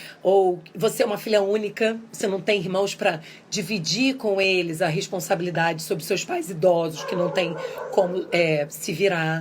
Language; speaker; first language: Portuguese; native; Portuguese